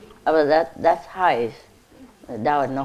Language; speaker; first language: German; non-native, learner; Vietnamese